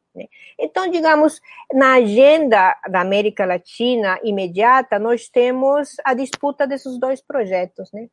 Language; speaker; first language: Portuguese; non-native, fluent; Spanish